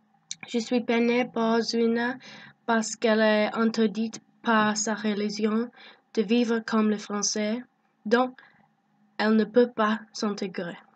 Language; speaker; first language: French; non-native, learner; English